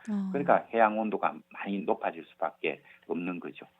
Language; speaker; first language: Korean; native; Korean